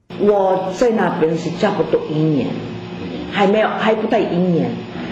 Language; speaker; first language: Chinese; non-native, learner; Filipino